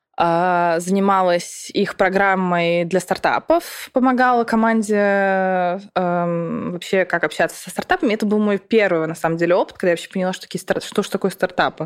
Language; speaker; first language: Russian; early bilingual, other home language; Serbian